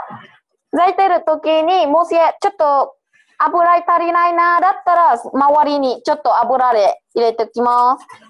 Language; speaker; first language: Japanese; non-native, learner; Vietnamese